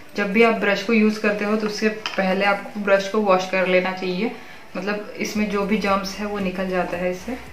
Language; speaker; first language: Hindi; non-native, local second language; Marathi